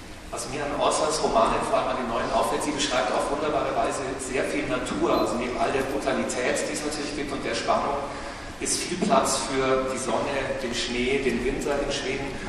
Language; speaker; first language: German; native; German